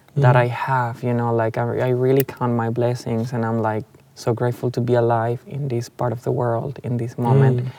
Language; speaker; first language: English; non-native, fluent; Spanish